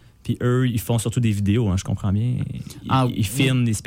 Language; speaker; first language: French; native; French